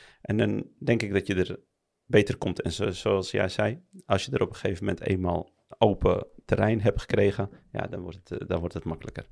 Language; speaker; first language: Dutch; early bilingual, other home language; Arabic